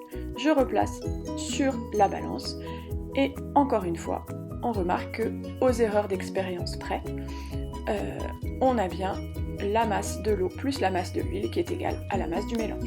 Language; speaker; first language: French; native; French